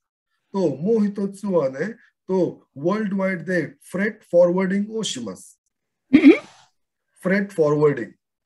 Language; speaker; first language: Japanese; non-native, learner; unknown